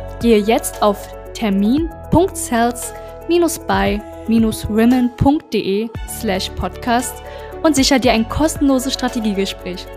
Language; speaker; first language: German; native; German